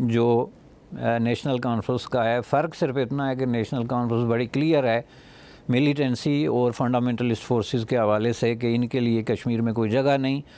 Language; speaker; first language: Urdu; non-native, local second language; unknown